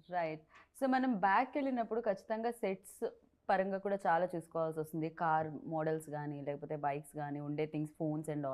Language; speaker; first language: Telugu; native; Telugu